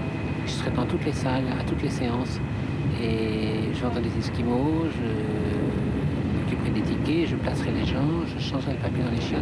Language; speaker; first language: French; native; French